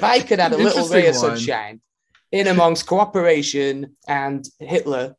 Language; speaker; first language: English; native; English